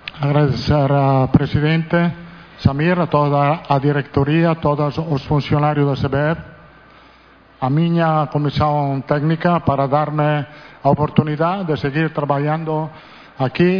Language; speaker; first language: Portuguese; non-native, fluent; Italian